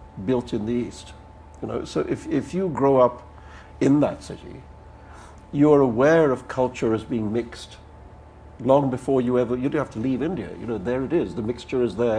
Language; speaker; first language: English; non-native, local second language; Urdu